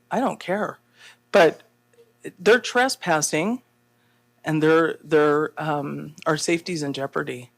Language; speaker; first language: English; native; English